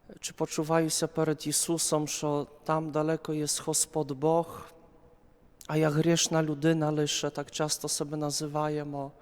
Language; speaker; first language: Polish; non-native, learner; Ukrainian